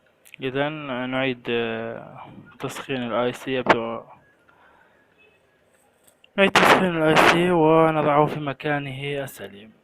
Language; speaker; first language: Arabic; native; Arabic